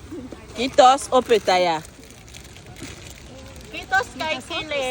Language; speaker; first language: Finnish; non-native, learner; Bangla